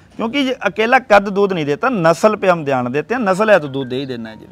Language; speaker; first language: Hindi; native; Hindi